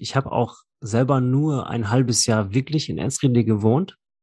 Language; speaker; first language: German; native; German